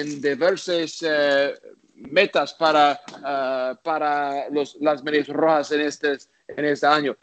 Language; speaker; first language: Spanish; non-native, learner; English